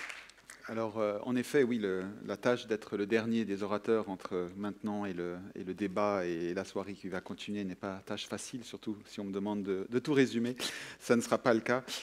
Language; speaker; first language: French; native; French